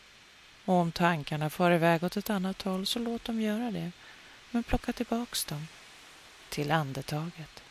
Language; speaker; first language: Swedish; native; Swedish